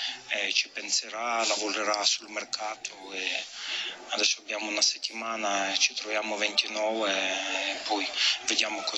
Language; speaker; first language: Italian; non-native, fluent; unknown